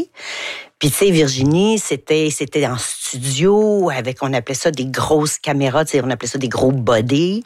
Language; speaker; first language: French; native; French